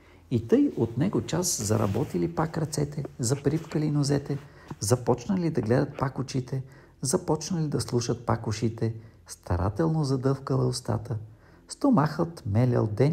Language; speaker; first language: Bulgarian; native; Bulgarian